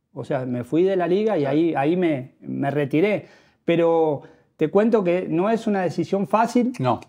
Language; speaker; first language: Spanish; native; Spanish